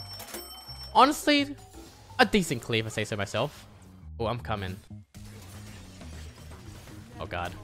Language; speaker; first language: English; native; English